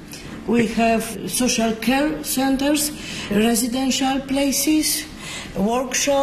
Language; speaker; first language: English; non-native, learner; Polish